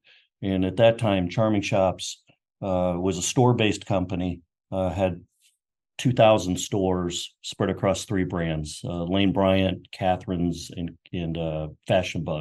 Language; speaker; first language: English; native; English